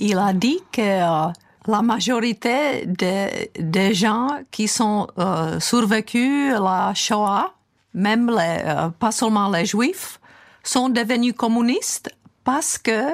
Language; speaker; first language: French; non-native, fluent; Czech